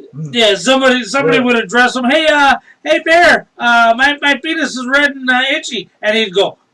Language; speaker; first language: English; native; English